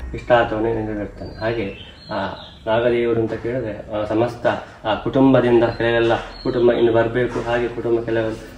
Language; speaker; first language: Kannada; non-native, local second language; Tulu